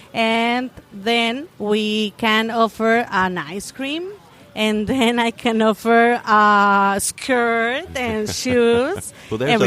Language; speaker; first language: English; non-native, learner; Spanish